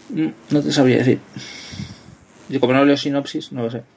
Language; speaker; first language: Spanish; native; Spanish